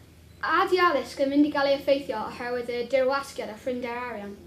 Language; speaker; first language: Welsh; non-native, local second language; English